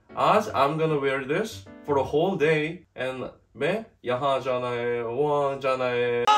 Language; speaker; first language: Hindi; non-native, learner; Korean